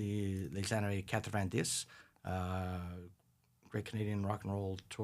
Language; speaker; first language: French; non-native, local second language; English